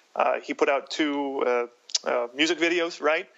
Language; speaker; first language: English; native; English